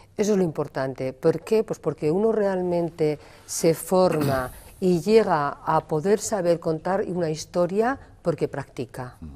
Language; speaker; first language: Spanish; native; Spanish